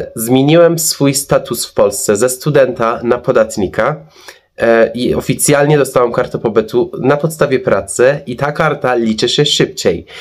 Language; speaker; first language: Polish; non-native, fluent; Persian